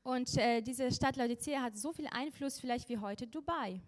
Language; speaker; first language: German; non-native, fluent; Russian